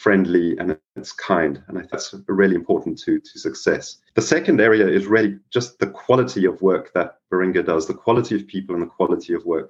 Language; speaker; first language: English; native; English